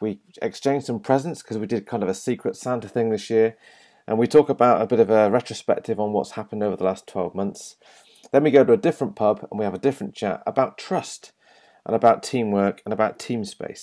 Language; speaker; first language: English; native; English